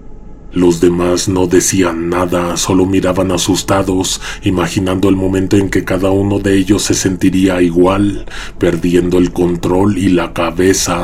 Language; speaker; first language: Spanish; native; Spanish